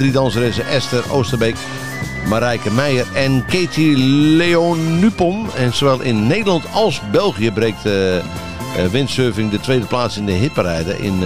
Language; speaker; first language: Dutch; native; Dutch